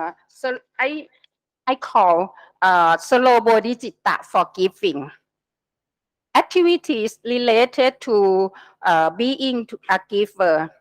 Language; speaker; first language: English; non-native, learner; Thai